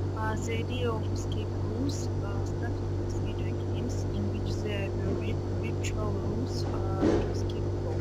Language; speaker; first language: English; non-native, learner; Russian